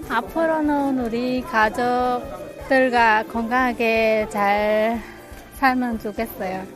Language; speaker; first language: Korean; non-native, learner; Khmer